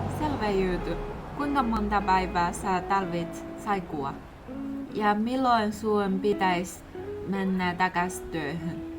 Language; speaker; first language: Finnish; non-native, learner; Chinese